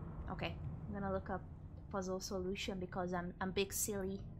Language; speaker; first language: English; non-native, fluent; Hungarian